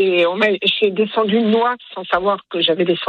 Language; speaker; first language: French; native; French